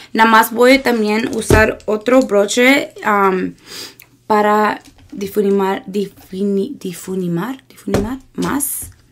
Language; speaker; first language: Spanish; early bilingual, heritage; Spanish